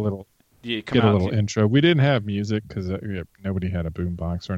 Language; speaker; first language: English; native; English